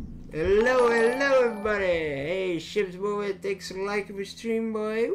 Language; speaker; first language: English; non-native, learner; Dutch